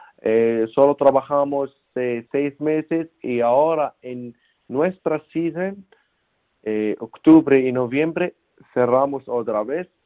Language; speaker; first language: Spanish; non-native, learner; Arabic